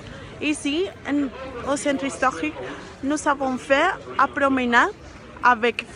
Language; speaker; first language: French; non-native, learner; Spanish